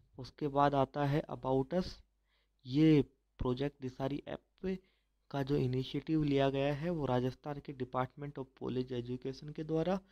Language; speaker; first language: Hindi; native; Hindi